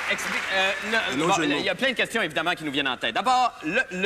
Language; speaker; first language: French; native; French